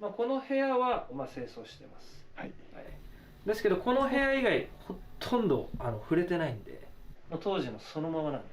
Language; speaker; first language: Japanese; native; Japanese